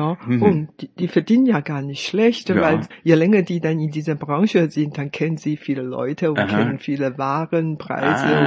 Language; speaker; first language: German; non-native, fluent; Chinese